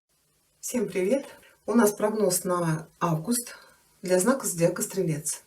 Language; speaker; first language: Russian; native; Russian